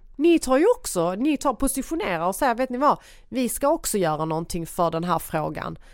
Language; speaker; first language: Swedish; early bilingual, other home language; Persian